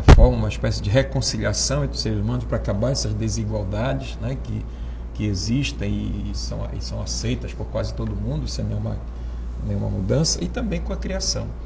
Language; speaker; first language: Portuguese; native; Portuguese